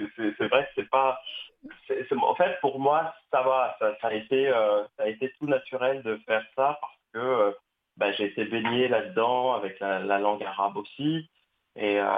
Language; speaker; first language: French; non-native, local second language; Kabyle